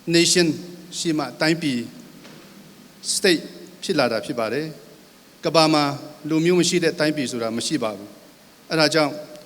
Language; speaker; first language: Burmese; non-native, local second language; Hakha Chin